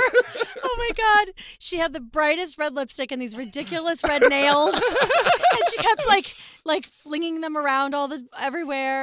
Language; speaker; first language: English; native; English